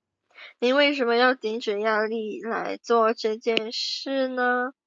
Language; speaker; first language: Chinese; non-native, fluent; Indonesian